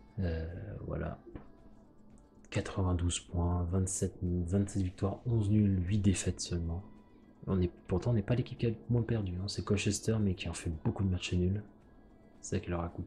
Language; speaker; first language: French; native; French